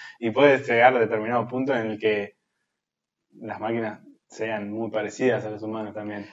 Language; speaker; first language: Spanish; native; Spanish